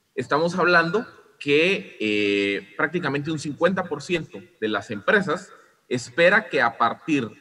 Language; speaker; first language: Spanish; non-native, fluent; Dutch